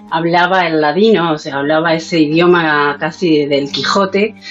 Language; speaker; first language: Spanish; native; Spanish